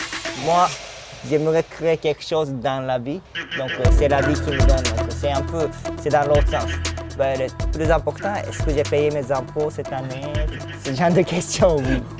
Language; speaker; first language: French; non-native, fluent; Japanese